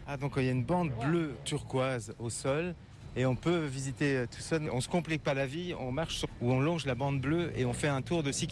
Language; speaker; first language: French; native; French